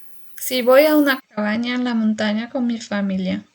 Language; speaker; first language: Spanish; non-native, learner; French